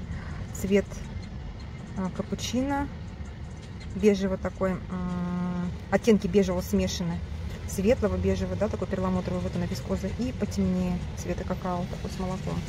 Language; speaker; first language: Russian; native; Russian